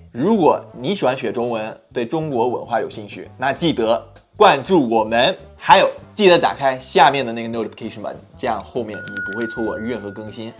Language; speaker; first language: Chinese; non-native, fluent; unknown